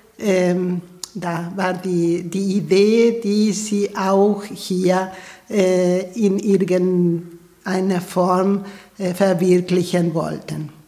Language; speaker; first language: German; non-native, fluent; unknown